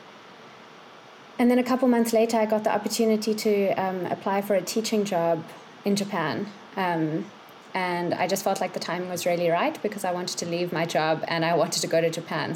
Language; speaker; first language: English; native; English